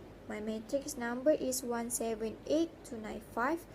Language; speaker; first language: English; non-native, learner; Malay